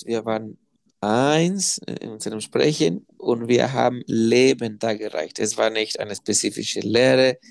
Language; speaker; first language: German; non-native, fluent; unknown